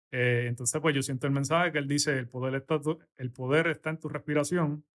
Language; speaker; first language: Spanish; native; Spanish